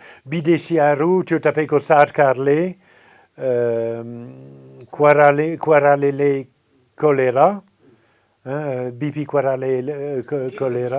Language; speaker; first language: Nepali; non-native, fluent; French